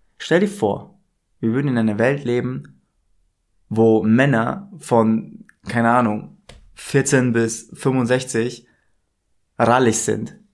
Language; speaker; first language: German; native; German